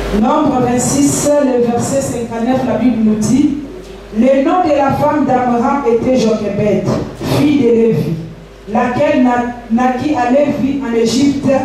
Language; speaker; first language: French; non-native, local second language; Lingala